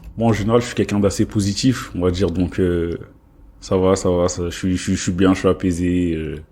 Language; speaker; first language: French; early bilingual, other home language; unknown